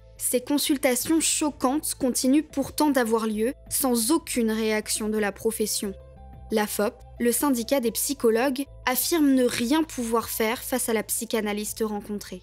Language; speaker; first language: French; native; French